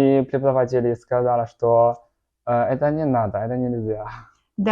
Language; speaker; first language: Russian; non-native, learner; Chinese